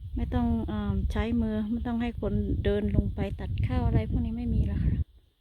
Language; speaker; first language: Thai; native; Thai